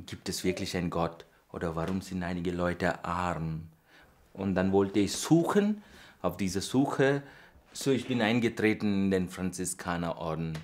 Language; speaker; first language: German; non-native, fluent; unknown